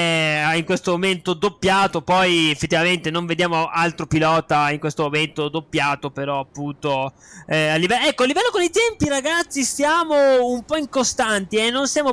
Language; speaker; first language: Italian; native; Italian